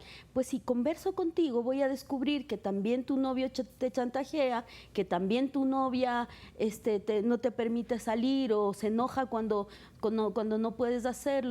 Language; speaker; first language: Spanish; native; Spanish